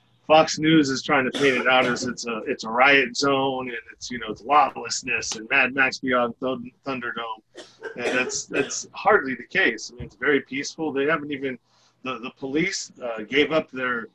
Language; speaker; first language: English; native; English